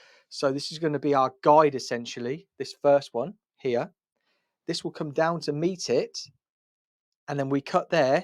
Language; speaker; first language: English; native; English